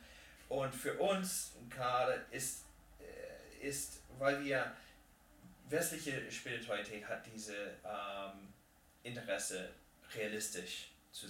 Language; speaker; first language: German; non-native, fluent; English